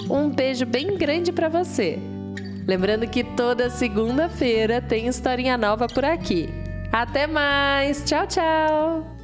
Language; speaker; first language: Portuguese; native; Portuguese